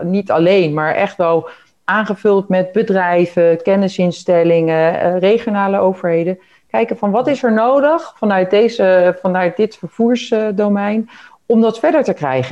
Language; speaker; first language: Dutch; native; Dutch